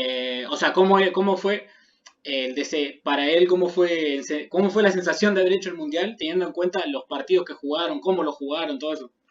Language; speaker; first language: Spanish; native; Spanish